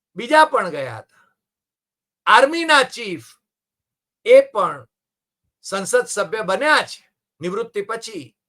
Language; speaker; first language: Gujarati; native; Gujarati